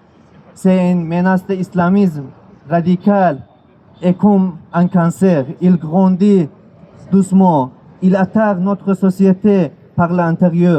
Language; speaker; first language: French; non-native, learner; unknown